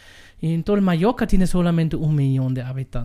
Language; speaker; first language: Spanish; non-native, learner; German